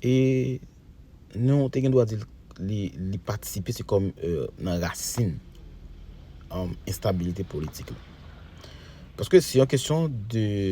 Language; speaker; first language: French; non-native, local second language; Haitian Creole